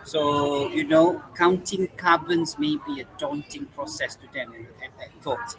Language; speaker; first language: English; non-native, local second language; Malay